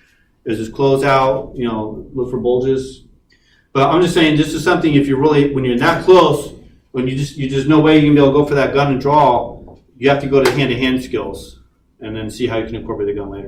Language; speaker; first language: English; native; English